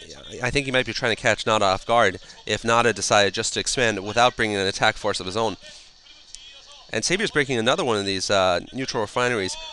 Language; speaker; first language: English; native; English